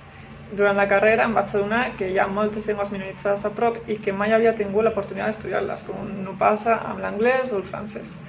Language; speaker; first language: Catalan; non-native, local second language; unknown